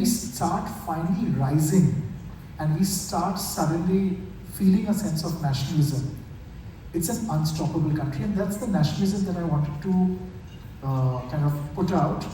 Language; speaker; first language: English; non-native, local second language; Bangla